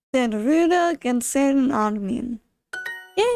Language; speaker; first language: Norwegian; non-native, learner; English